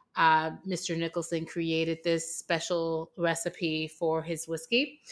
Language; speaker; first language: English; native; English